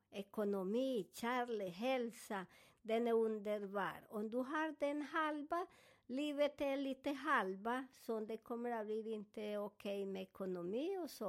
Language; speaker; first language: Swedish; non-native, fluent; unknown